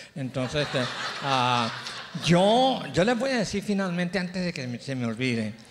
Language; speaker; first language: Spanish; native; Spanish